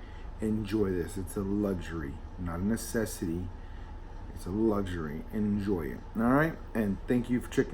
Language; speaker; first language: English; native; English